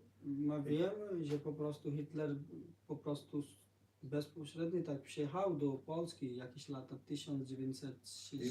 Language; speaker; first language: Polish; non-native, learner; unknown